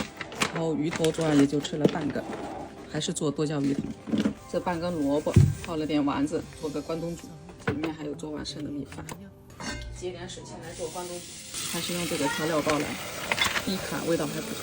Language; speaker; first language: Chinese; native; Chinese